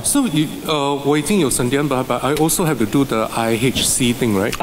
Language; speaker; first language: English; non-native, local second language; Min Nan Chinese